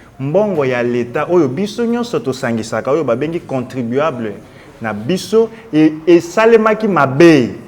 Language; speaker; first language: Lingala; native; Lingala